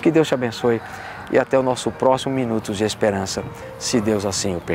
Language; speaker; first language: Portuguese; native; Portuguese